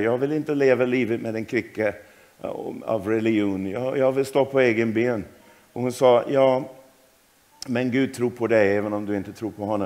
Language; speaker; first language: Swedish; non-native, fluent; English